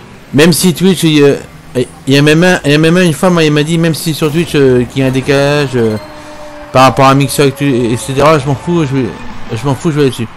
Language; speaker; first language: French; native; French